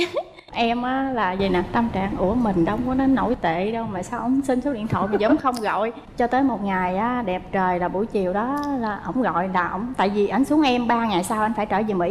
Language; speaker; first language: Vietnamese; native; Vietnamese